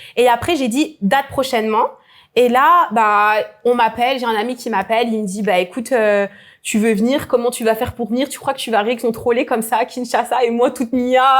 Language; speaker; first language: French; native; French